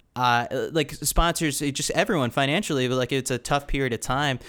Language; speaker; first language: English; native; English